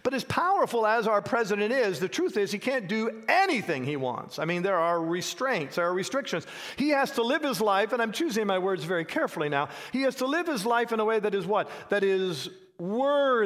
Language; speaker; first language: English; native; English